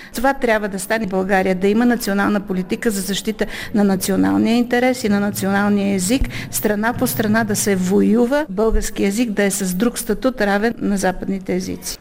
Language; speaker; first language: Bulgarian; native; Bulgarian